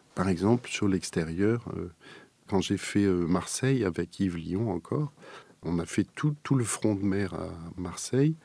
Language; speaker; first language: French; native; French